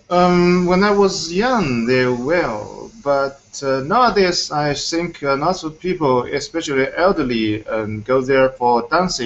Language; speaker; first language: English; non-native, fluent; Chinese